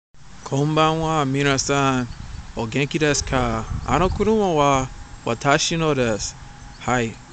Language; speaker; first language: Japanese; non-native, learner; English